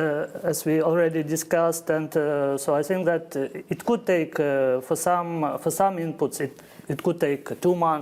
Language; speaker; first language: English; non-native, fluent; Ukrainian